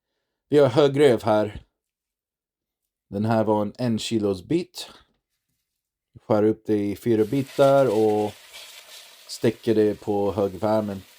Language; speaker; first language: Swedish; non-native, learner; English